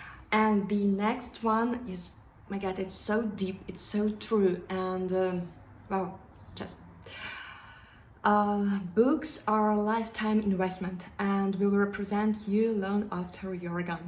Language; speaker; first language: English; non-native, fluent; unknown